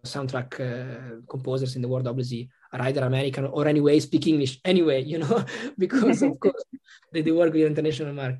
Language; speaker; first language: English; non-native, fluent; Italian